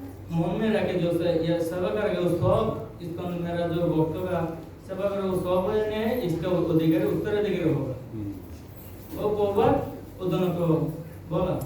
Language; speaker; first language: Hindi; non-native, local second language; Bangla